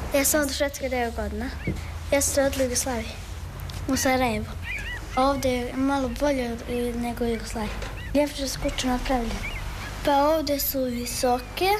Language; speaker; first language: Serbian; early bilingual, other home language; Croatian